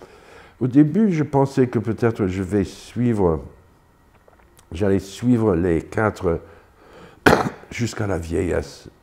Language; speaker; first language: French; non-native, fluent; English